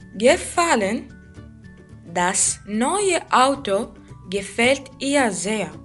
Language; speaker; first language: German; non-native, fluent; Arabic